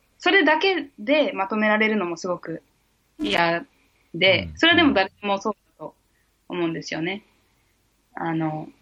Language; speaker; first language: Japanese; early bilingual, heritage; Japanese